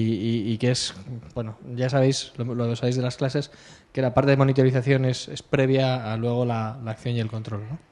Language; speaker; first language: Spanish; native; Spanish